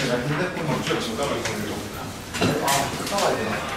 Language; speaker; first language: Korean; native; Korean